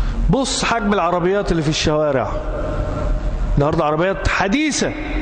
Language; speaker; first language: Arabic; native; Arabic